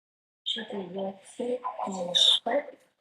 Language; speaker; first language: French; non-native, learner; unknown